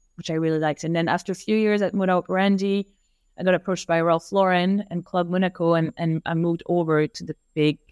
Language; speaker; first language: English; non-native, fluent; French